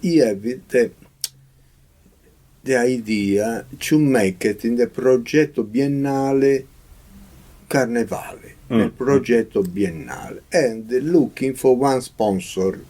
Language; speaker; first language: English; non-native, learner; Italian